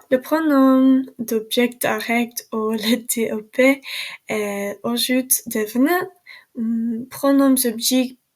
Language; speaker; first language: French; non-native, learner; English